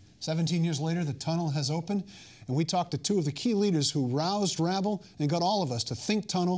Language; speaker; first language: English; native; English